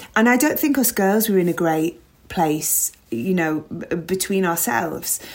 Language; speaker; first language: English; native; English